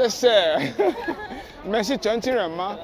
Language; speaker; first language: Chinese; non-native, learner; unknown